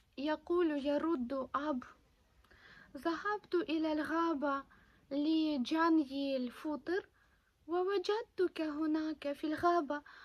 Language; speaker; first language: Arabic; non-native, fluent; Ukrainian